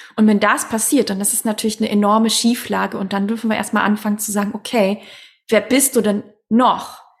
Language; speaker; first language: German; non-native, fluent; Swedish